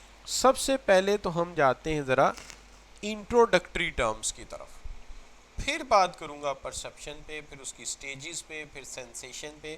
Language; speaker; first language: Urdu; native; Urdu